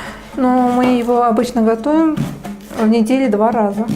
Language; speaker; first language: Russian; non-native, fluent; Uzbek